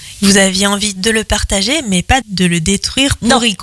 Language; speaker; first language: French; native; French